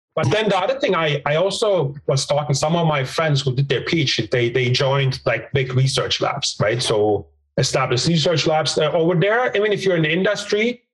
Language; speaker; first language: English; non-native, fluent; Turkish